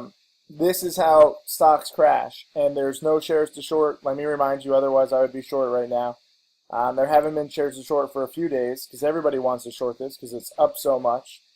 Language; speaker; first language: English; native; English